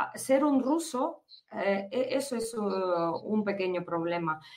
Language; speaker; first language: Spanish; non-native, fluent; Ukrainian